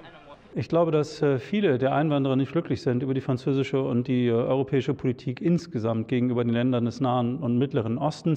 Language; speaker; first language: German; native; German